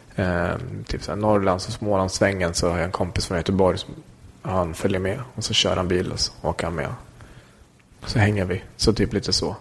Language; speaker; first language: Swedish; early bilingual, other home language; Kurdish